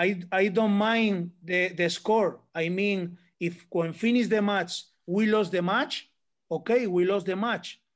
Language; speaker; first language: English; non-native, learner; Spanish